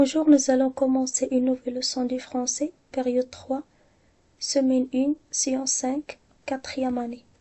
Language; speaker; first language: French; non-native, local second language; Arabic